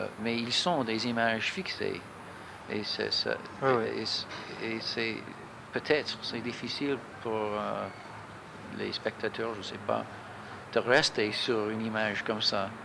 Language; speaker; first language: French; non-native, fluent; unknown